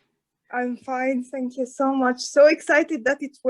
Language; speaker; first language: English; non-native, fluent; Arabic